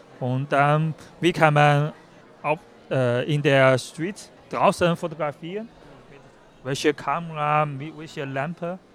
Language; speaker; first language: German; non-native, learner; Chinese